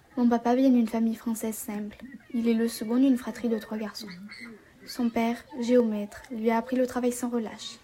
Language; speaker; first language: French; native; French